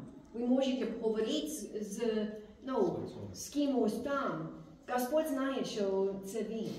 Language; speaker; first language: Ukrainian; non-native, learner; English